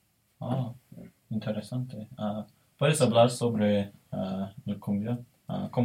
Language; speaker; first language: Spanish; non-native, learner; English